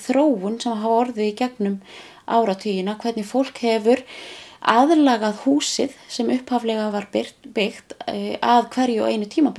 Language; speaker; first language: Icelandic; native; Icelandic